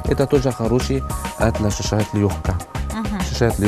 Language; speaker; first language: Russian; non-native, learner; Arabic